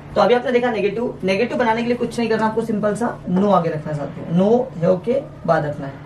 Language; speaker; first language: Hindi; native; Hindi